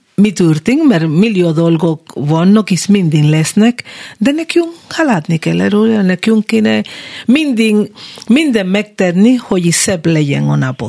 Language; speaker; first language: Hungarian; non-native, learner; Spanish